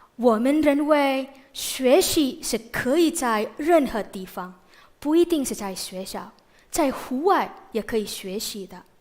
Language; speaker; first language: Chinese; non-native, fluent; Indonesian